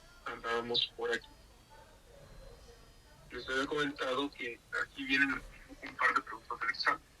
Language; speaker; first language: Spanish; native; Spanish